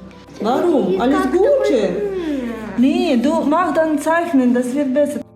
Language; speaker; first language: German; non-native, learner; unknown